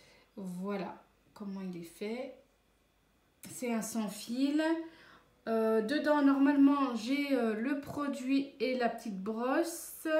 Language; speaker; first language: French; native; French